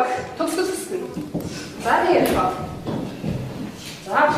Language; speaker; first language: Mongolian; native; Mongolian